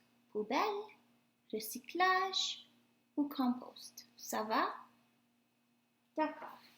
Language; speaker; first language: French; non-native, fluent; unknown